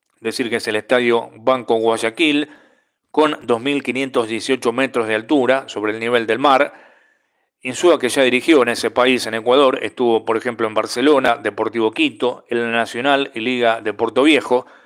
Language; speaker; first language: Spanish; native; Spanish